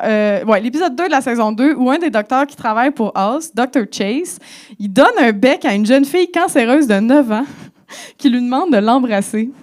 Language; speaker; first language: French; native; French